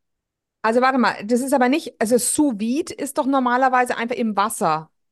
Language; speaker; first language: German; native; German